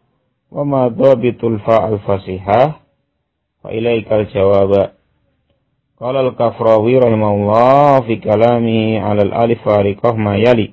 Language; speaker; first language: Arabic; non-native, fluent; Indonesian